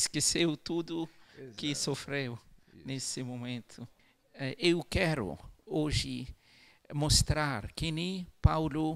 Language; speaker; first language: Portuguese; non-native, local second language; Arabic